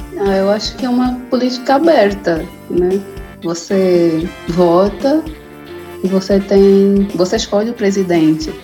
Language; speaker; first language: Portuguese; native; Portuguese